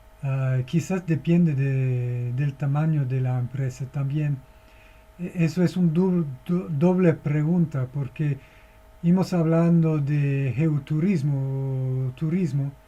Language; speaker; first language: Spanish; non-native, fluent; English